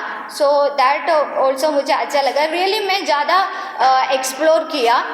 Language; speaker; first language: Hindi; non-native, local second language; Malayalam